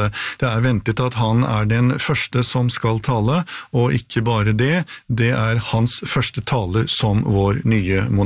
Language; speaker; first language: Norwegian; native; Norwegian